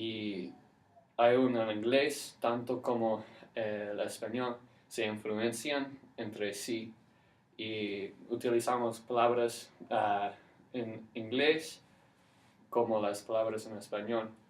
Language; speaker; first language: Spanish; non-native, fluent; English